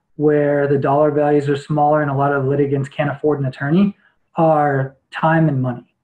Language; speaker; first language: English; native; English